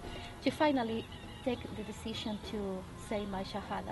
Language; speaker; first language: English; non-native, fluent; Spanish